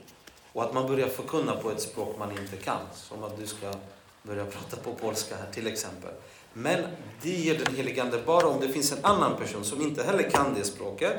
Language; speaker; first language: Swedish; non-native, fluent; Polish